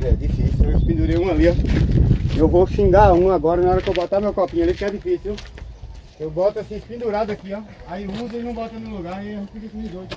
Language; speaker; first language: Portuguese; native; Portuguese